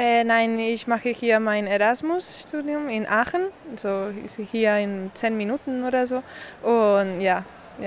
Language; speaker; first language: German; non-native, learner; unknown